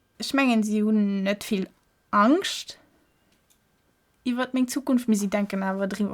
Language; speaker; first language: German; non-native, local second language; Luxembourgish